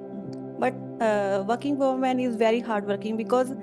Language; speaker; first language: English; non-native, learner; Punjabi